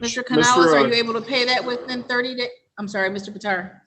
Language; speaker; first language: English; native; English